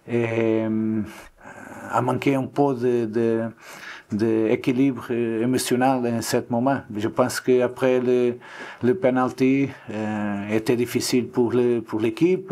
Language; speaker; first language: French; non-native, learner; Portuguese